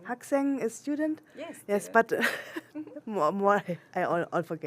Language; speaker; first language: English; non-native, local second language; German